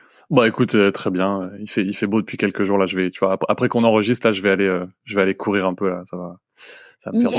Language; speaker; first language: French; native; French